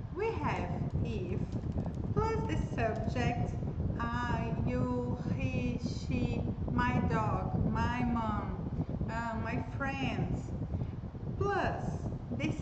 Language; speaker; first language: English; non-native, fluent; Portuguese